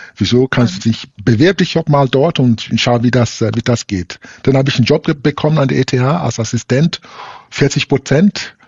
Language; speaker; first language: German; non-native, fluent; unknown